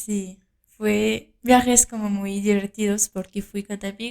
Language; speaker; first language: Spanish; non-native, fluent; French